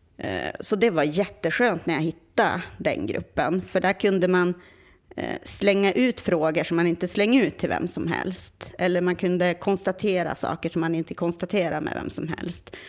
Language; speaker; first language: Swedish; native; Swedish